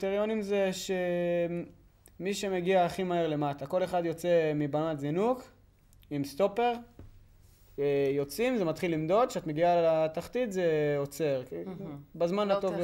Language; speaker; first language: Hebrew; native; Hebrew